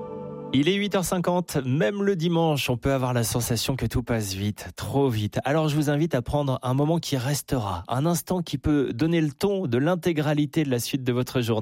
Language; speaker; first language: French; native; French